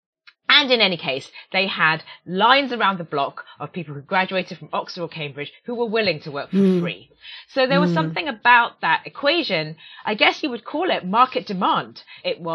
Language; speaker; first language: English; native; English